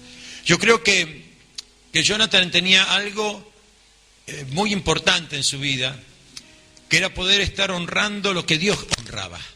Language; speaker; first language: Spanish; native; Spanish